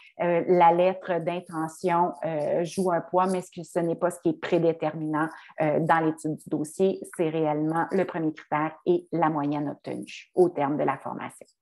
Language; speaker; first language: French; native; French